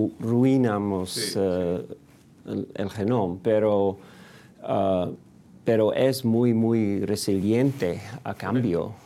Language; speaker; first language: Spanish; non-native, fluent; English